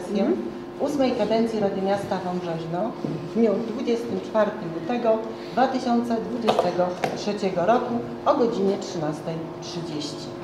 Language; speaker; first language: Polish; native; Polish